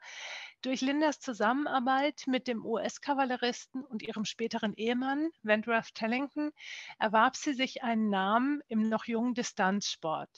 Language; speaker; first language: German; native; German